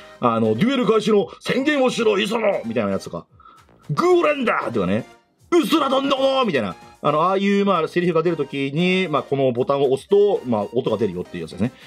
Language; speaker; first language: Japanese; native; Japanese